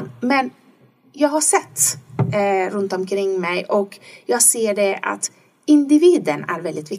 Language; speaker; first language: Swedish; non-native, fluent; Persian